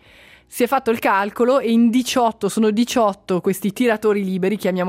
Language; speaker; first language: Italian; native; Italian